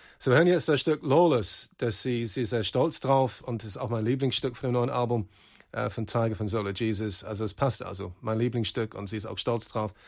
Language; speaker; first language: German; non-native, fluent; English